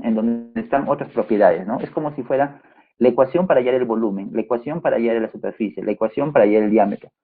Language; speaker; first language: Spanish; native; Spanish